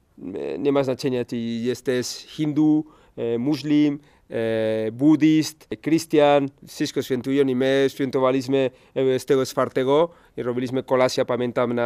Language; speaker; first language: Polish; non-native, learner; Spanish